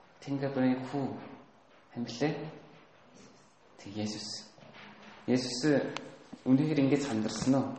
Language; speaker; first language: Mongolian; non-native, learner; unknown